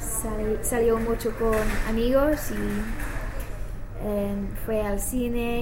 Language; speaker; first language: Spanish; non-native, learner; English